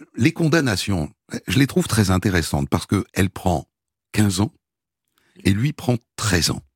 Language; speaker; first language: French; native; French